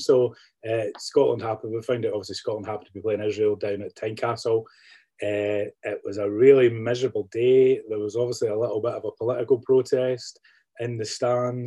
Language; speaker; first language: English; native; English